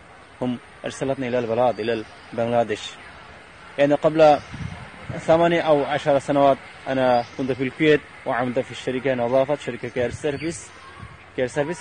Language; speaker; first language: Arabic; non-native, learner; Bangla